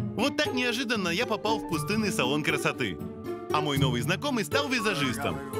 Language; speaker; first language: Russian; native; Russian